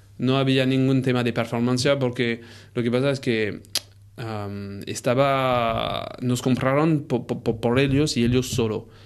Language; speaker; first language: Spanish; non-native, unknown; French